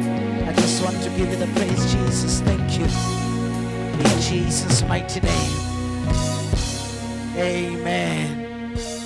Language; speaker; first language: English; non-native, local second language; Zulu